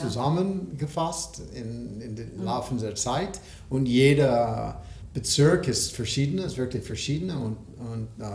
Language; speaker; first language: German; non-native, learner; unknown